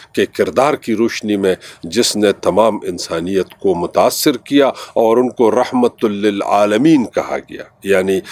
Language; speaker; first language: Urdu; non-native, local second language; Pashto